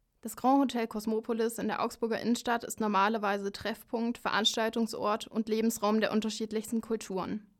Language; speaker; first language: German; native; German